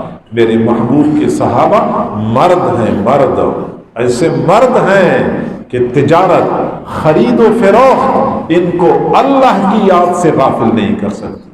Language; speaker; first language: Urdu; native; Urdu